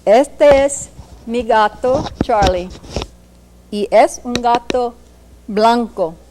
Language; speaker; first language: Spanish; non-native, learner; English